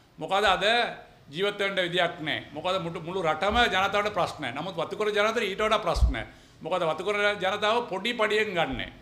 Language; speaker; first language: Sinhala; non-native, local second language; Tamil